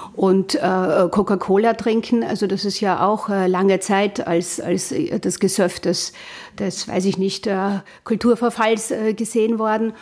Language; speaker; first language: German; native; German